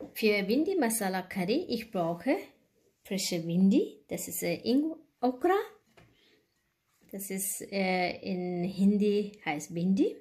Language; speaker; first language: German; non-native, learner; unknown